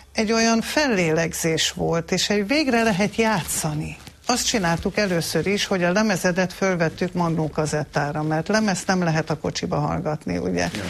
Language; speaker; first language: Hungarian; early bilingual, heritage; Hungarian